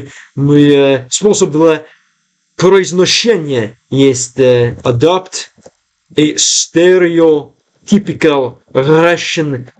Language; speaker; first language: Russian; non-native, learner; English